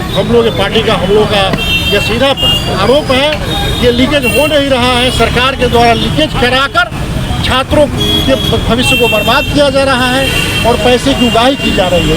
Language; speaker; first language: Hindi; native; Hindi